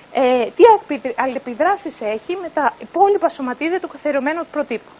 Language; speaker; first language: Greek; native; Greek